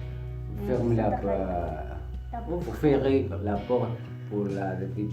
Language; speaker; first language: French; non-native, learner; Arabic